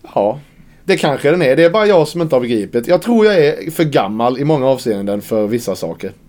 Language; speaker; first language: Swedish; native; Swedish